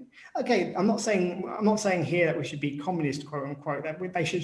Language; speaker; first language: English; native; English